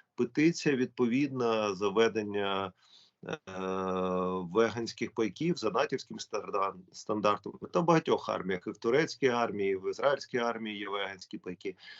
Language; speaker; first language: Ukrainian; non-native, local second language; Russian